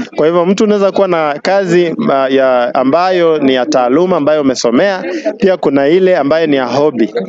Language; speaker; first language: Swahili; non-native, local second language; Luyia